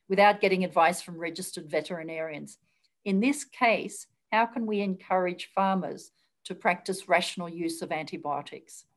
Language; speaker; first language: English; native; English